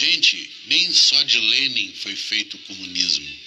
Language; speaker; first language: Portuguese; native; Portuguese